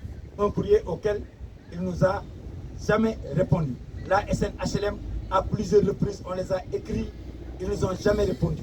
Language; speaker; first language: French; non-native, local second language; Wolof